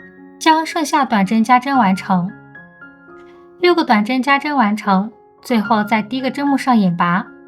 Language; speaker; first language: Chinese; native; Chinese